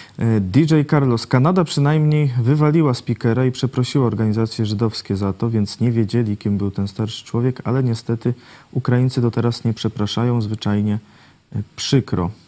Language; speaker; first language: Polish; native; Polish